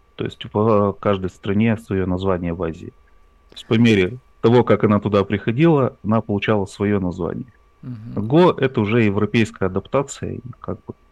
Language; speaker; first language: Russian; native; Russian